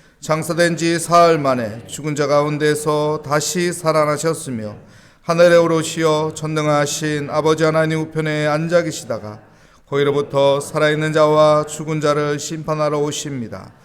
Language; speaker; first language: Korean; native; Korean